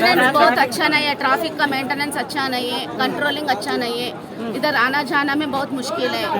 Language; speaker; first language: Hindi; non-native, local second language; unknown